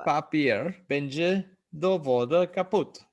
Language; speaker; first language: Polish; non-native, learner; English